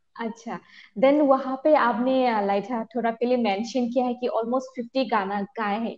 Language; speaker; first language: Hindi; non-native, local second language; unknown